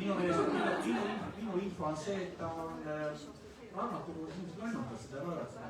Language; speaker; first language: Estonian; native; Estonian